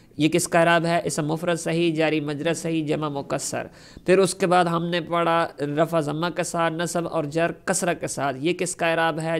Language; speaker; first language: Urdu; non-native, local second language; Punjabi